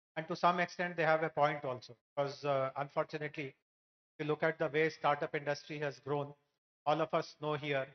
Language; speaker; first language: English; non-native, local second language; Telugu